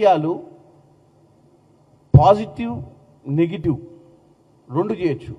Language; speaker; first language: Telugu; native; Telugu